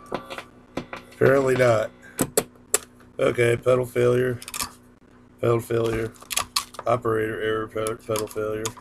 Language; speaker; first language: English; native; English